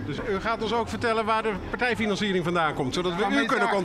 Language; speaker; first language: Dutch; native; Dutch